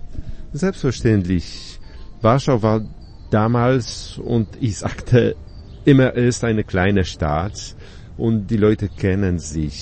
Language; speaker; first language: German; non-native, fluent; Polish